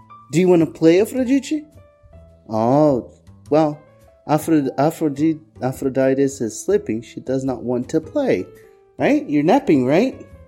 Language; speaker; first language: English; non-native, fluent; Portuguese